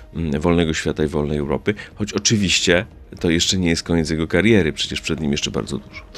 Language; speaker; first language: Polish; native; Polish